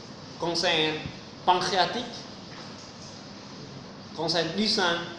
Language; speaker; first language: French; non-native, fluent; Vietnamese